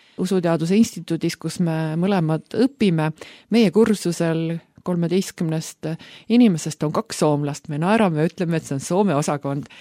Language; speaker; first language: Estonian; native; Estonian